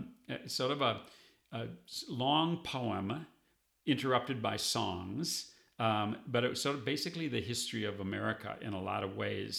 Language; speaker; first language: English; native; English